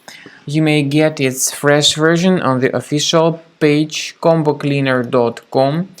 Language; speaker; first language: English; non-native, fluent; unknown